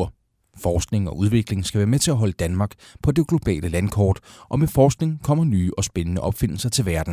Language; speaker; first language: Danish; native; Danish